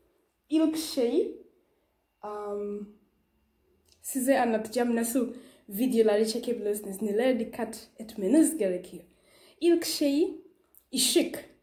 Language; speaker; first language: Turkish; non-native, learner; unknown